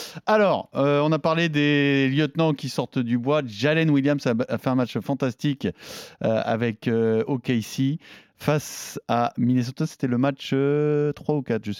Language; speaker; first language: French; native; French